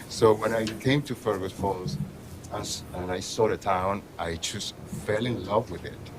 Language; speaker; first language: English; non-native, fluent; Spanish